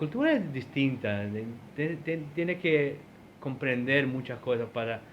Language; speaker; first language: Spanish; non-native, fluent; Portuguese